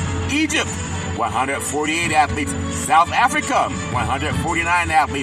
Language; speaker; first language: English; native; English